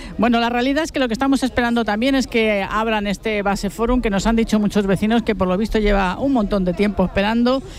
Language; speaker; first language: Spanish; native; Spanish